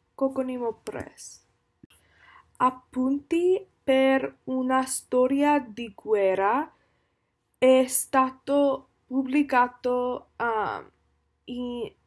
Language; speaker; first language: Italian; non-native, learner; English